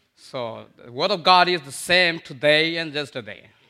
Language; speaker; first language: English; non-native, fluent; Burmese